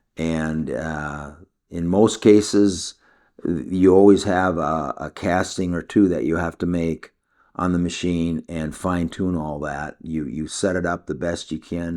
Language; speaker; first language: English; native; English